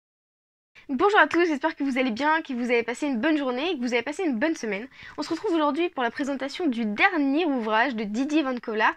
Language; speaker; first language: French; native; French